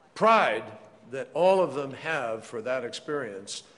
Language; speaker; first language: English; native; English